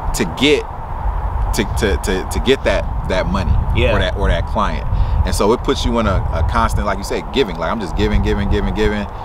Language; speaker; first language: English; native; English